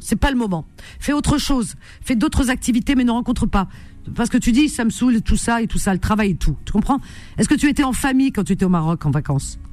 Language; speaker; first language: French; native; French